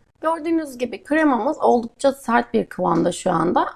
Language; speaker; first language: Turkish; native; Turkish